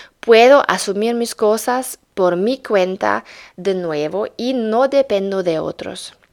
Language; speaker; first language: Spanish; non-native, fluent; German